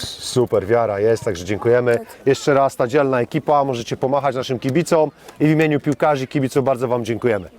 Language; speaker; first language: Polish; native; Polish